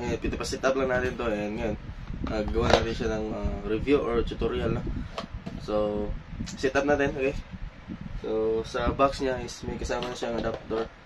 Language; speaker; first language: Filipino; non-native, local second language; Cebuano